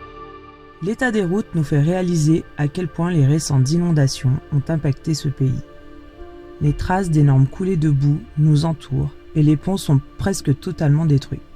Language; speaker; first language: French; native; French